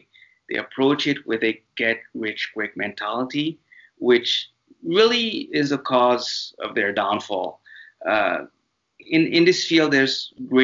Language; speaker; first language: English; non-native, fluent; French